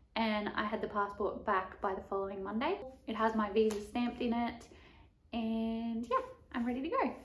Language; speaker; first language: English; native; English